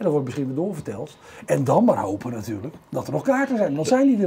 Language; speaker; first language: Dutch; native; Dutch